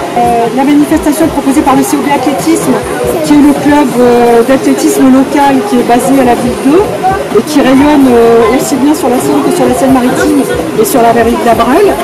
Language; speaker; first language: French; native; French